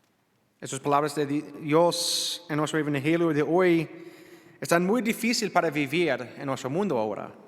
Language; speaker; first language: Spanish; non-native, learner; English